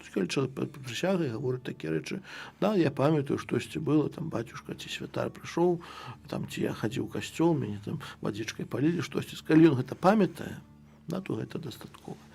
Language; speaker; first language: Belarusian; non-native, local second language; Russian